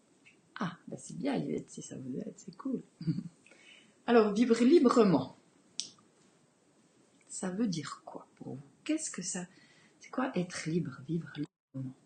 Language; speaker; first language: French; native; French